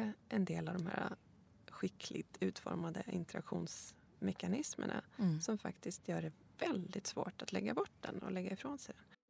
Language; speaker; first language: Swedish; native; Swedish